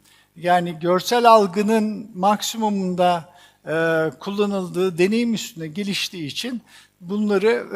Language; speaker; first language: Turkish; native; Turkish